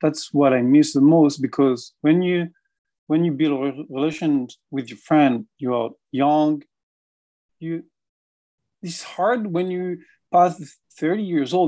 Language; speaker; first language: English; non-native, fluent; French